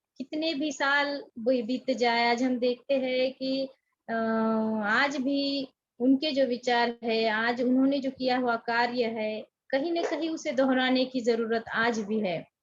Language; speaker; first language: Hindi; non-native, local second language; Marathi